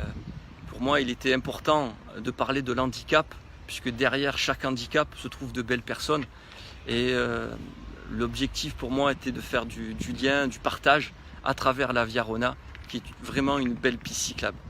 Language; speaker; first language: French; native; French